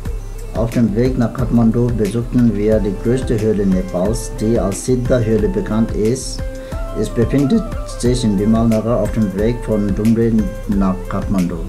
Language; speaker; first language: German; non-native, fluent; Nepali